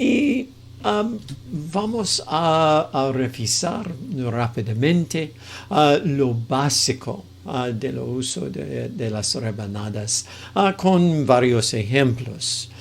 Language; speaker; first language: Spanish; non-native, fluent; English